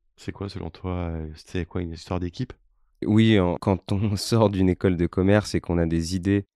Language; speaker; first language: French; native; French